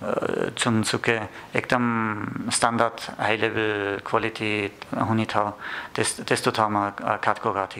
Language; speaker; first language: Nepali; non-native, learner; German